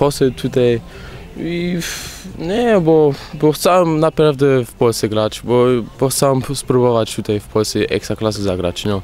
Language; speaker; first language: Polish; early bilingual, heritage; Polish